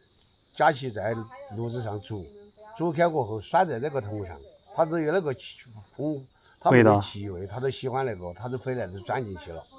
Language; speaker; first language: Chinese; native; Chinese